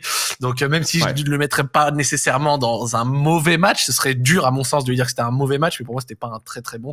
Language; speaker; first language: French; native; French